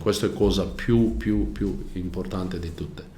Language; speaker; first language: Italian; non-native, learner; Croatian